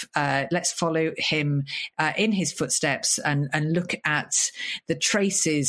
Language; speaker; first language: English; native; English